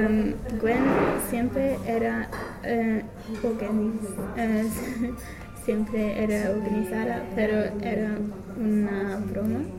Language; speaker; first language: Spanish; non-native, learner; English